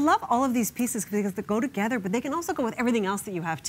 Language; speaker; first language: English; native; English